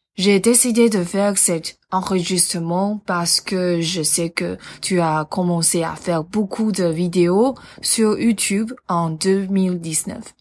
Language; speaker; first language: French; non-native, learner; Chinese